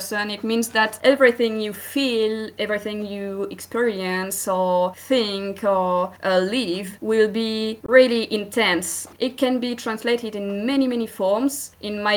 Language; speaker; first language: English; non-native, fluent; French